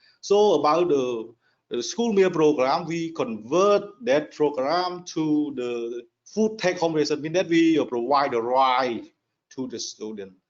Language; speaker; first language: English; non-native, learner; Khmer